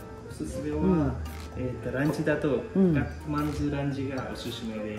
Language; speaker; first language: Japanese; non-native, fluent; Nepali